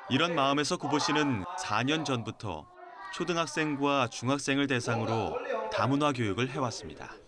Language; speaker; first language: Korean; native; Korean